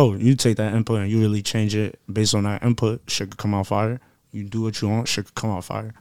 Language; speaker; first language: English; native; English